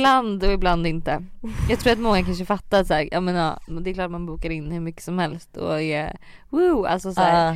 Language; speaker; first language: Swedish; native; Swedish